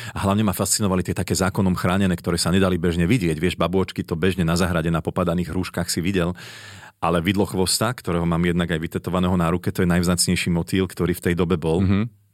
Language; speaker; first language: Slovak; native; Slovak